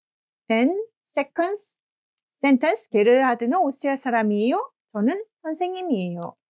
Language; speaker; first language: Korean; non-native, fluent; German